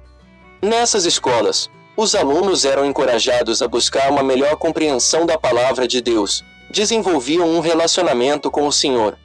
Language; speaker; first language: Portuguese; native; Portuguese